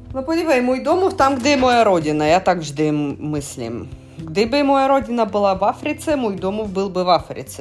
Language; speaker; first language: Czech; non-native, fluent; Russian